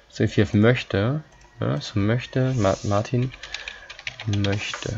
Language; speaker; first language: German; non-native, fluent; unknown